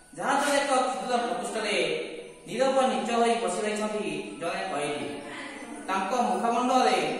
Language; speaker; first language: Odia; native; Odia